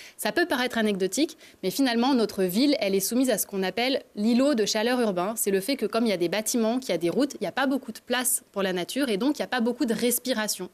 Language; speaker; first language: French; native; French